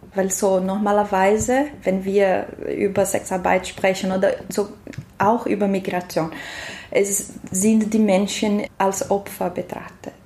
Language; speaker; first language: German; non-native, learner; Portuguese